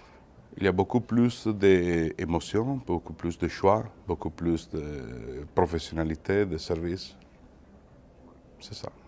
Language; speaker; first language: French; non-native, fluent; Italian